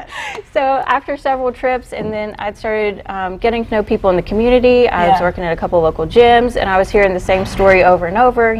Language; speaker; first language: English; native; English